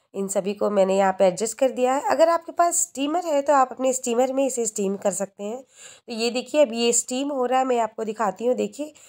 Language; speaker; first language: Hindi; native; Hindi